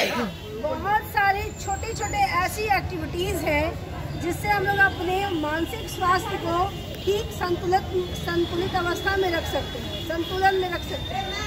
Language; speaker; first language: Hindi; native; Hindi